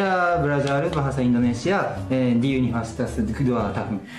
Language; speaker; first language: Indonesian; non-native, learner; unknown